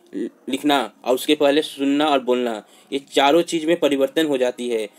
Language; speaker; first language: Hindi; non-native, local second language; Bhojpuri